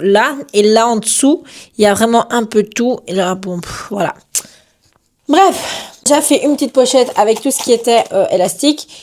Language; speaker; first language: French; native; French